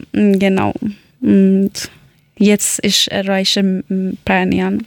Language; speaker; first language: German; non-native, learner; Persian